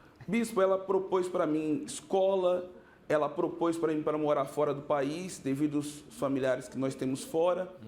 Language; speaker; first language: Portuguese; native; Portuguese